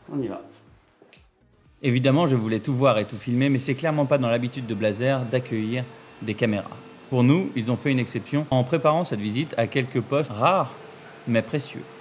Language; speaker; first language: French; native; French